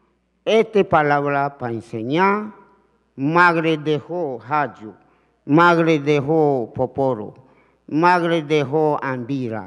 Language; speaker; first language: Spanish; non-native, learner; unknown